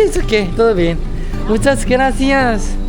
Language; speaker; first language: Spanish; non-native, learner; Korean